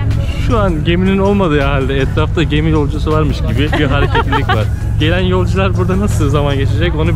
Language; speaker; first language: Turkish; native; Turkish